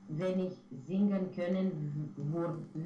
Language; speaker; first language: German; non-native, learner; Romanian